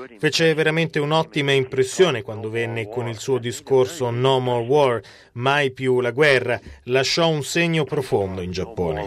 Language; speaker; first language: Italian; non-native, fluent; English